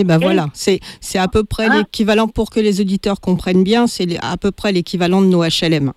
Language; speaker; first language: French; native; French